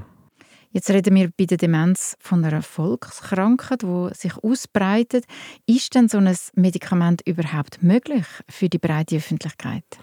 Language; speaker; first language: German; native; German